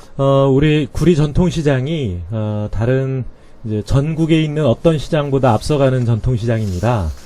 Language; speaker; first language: Korean; native; Korean